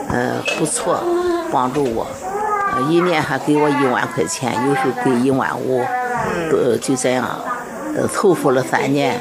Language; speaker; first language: Chinese; native; Chinese